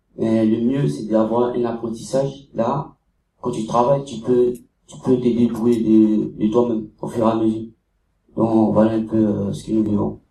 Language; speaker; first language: French; non-native, fluent; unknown